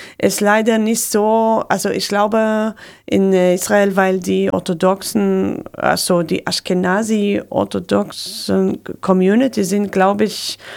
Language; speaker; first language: German; non-native, fluent; Hebrew